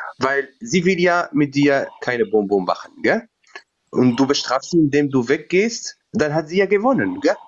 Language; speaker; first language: German; non-native, fluent; Berber languages